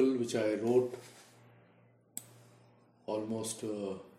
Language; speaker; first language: English; non-native, local second language; Hindi